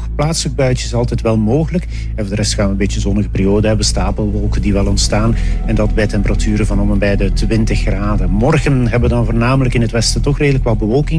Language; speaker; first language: Dutch; native; Dutch